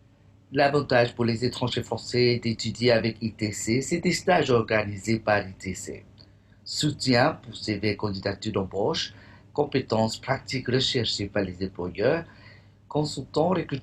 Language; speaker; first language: French; non-native, fluent; English